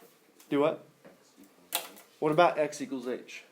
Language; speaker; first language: English; native; English